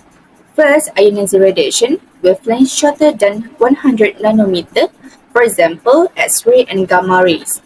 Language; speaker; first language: English; non-native, learner; Malay